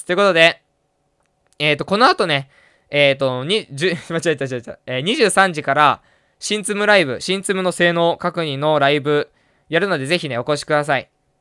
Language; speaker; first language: Japanese; native; Japanese